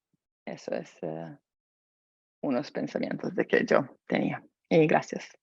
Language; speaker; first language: Spanish; non-native, fluent; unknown